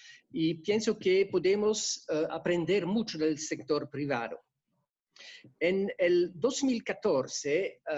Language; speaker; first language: Spanish; non-native, fluent; French